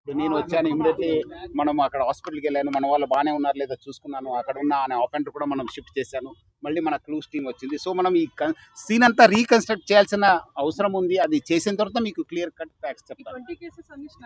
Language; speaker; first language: Telugu; non-native, fluent; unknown